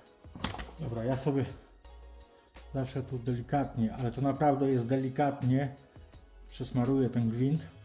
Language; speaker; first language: Polish; native; Polish